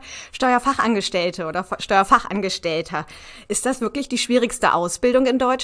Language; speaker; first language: German; native; German